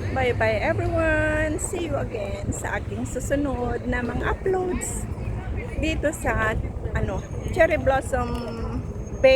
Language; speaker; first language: Filipino; non-native, local second language; Iloko